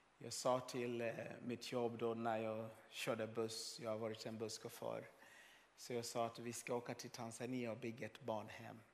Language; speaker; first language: Swedish; non-native, fluent; Swahili